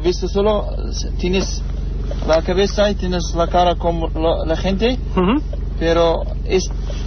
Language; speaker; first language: Spanish; non-native, learner; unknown